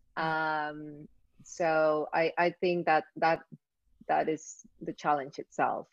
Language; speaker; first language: English; non-native, fluent; Spanish